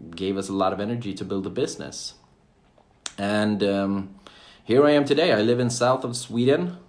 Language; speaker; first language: English; non-native, fluent; Swedish